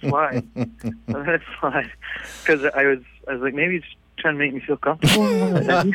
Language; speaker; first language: English; native; English